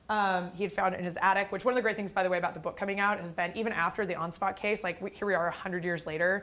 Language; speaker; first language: English; native; English